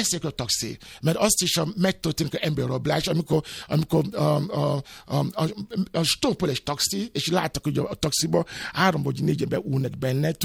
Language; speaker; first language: Hungarian; non-native, learner; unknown